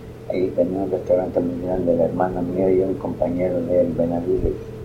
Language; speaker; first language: Spanish; early bilingual, other home language; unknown